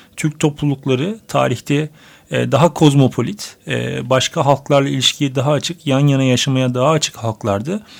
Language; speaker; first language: Turkish; native; Turkish